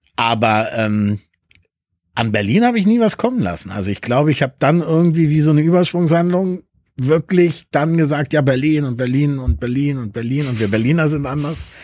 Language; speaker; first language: German; early bilingual, other home language; Spanish